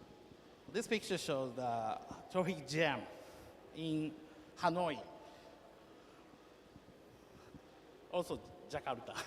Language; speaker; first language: English; non-native, learner; Japanese